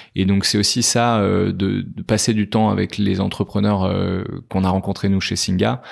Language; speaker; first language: French; native; French